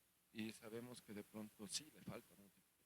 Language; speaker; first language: Spanish; native; Spanish